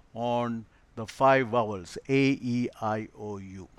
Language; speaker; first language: English; non-native, local second language; Malayalam